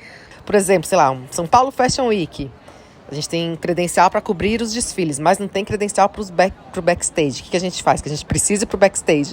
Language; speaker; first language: Portuguese; native; Portuguese